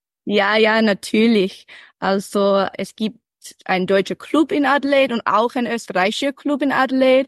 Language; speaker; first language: German; early bilingual, heritage; English